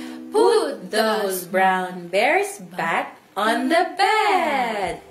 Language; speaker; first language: English; non-native, fluent; Indonesian